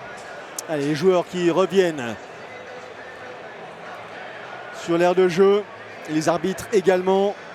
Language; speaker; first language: French; native; French